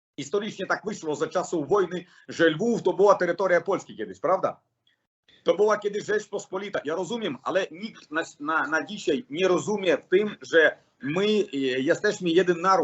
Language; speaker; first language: Polish; non-native, learner; Russian